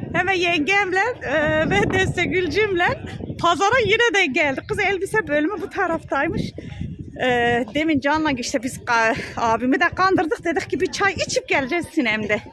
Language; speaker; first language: Turkish; early bilingual, heritage; Turkish